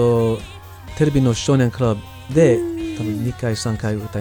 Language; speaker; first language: Japanese; non-native, learner; English